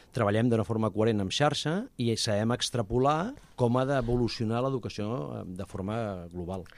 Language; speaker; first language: Catalan; native; Catalan